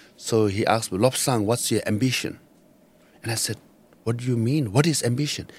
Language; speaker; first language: English; non-native, local second language; Nepali